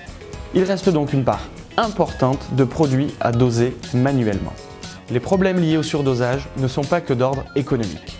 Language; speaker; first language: French; native; French